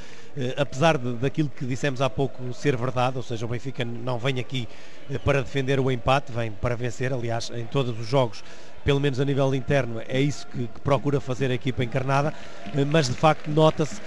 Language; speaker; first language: Portuguese; native; Portuguese